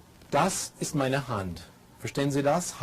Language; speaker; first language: German; non-native, fluent; English